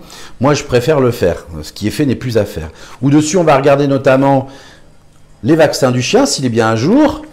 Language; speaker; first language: French; native; French